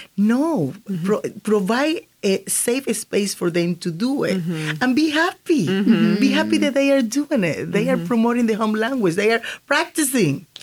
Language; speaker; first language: English; non-native, fluent; Spanish